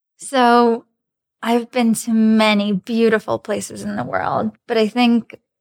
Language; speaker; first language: English; non-native, fluent; Russian